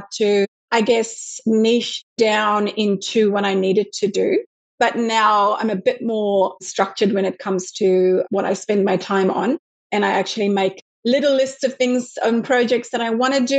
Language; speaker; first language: English; native; English